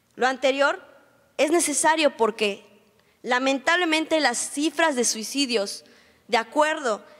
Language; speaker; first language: Spanish; native; Spanish